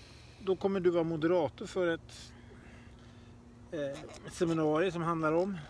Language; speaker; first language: Swedish; native; Swedish